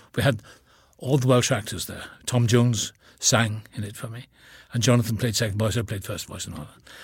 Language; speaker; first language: English; native; English